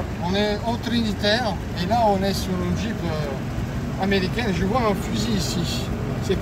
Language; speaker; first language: French; native; French